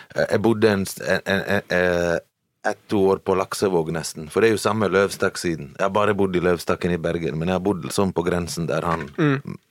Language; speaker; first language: Norwegian; early bilingual, other home language; Bosnian